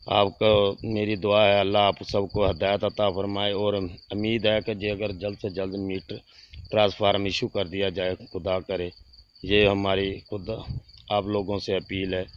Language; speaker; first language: Urdu; non-native, local second language; Punjabi